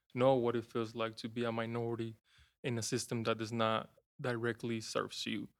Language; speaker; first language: English; non-native, fluent; Spanish